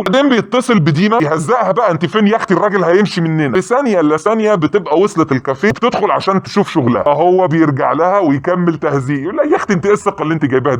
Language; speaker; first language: Arabic; native; Arabic